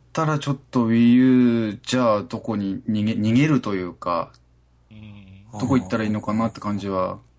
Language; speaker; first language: Japanese; native; Japanese